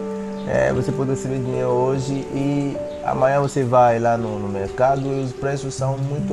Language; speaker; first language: Portuguese; non-native, fluent; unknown